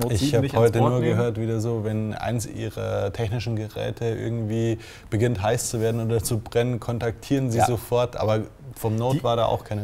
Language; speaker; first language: German; native; German